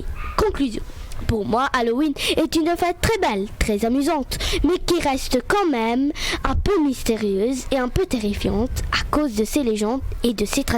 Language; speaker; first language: French; native; French